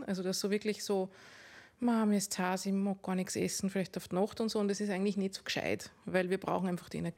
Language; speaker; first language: German; native; German